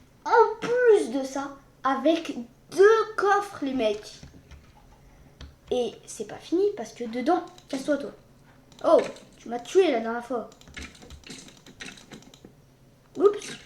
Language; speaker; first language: French; native; French